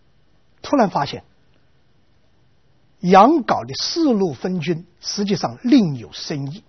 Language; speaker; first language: Chinese; native; Chinese